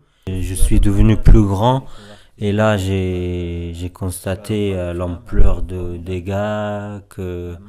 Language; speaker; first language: French; non-native, fluent; Persian